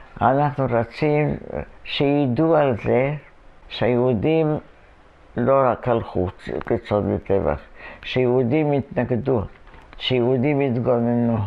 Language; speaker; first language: Hebrew; non-native, fluent; Polish